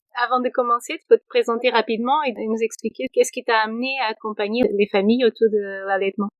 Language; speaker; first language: French; non-native, fluent; Portuguese